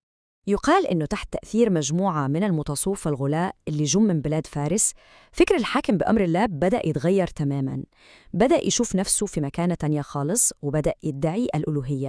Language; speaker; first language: Arabic; native; Arabic